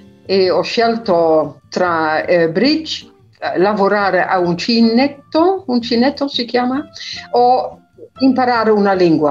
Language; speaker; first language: Italian; non-native, fluent; Dutch